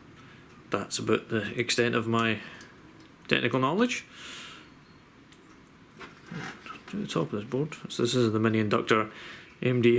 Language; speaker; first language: English; native; English